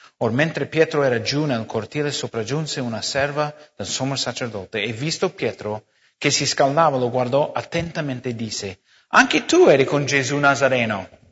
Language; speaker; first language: Italian; non-native, fluent; English